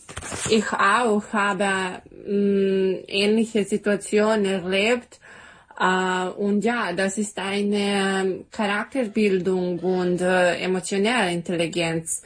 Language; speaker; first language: German; non-native, learner; Serbian